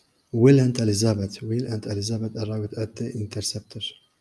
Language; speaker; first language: English; non-native, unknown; Turkish